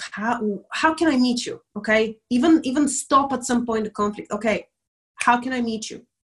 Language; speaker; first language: English; non-native, fluent; Bulgarian